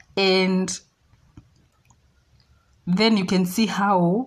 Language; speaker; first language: English; non-native, local second language; Swahili